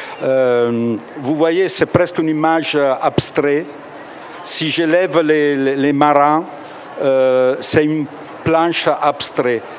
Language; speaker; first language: French; non-native, fluent; Italian